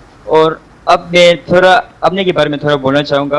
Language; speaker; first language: Hindi; non-native, local second language; Tibetan